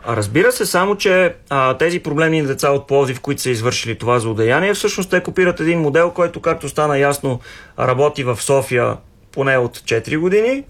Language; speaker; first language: Bulgarian; native; Bulgarian